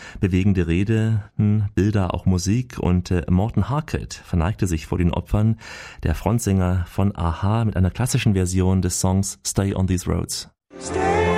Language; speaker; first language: German; native; German